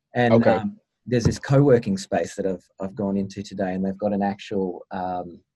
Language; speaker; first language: English; native; English